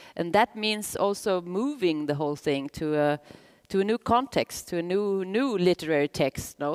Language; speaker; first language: English; non-native, fluent; Swedish